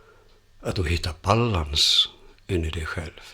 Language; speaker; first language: Swedish; non-native, fluent; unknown